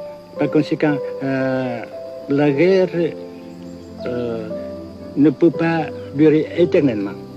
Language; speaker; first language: French; non-native, fluent; Vietnamese